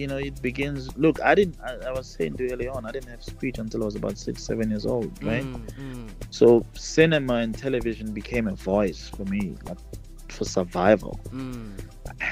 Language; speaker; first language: English; non-native, local second language; Tswana